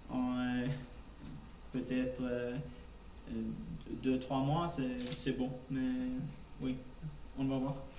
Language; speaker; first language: French; non-native, learner; Norwegian